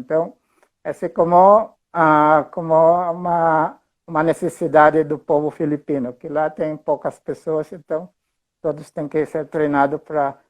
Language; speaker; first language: Portuguese; non-native, fluent; Filipino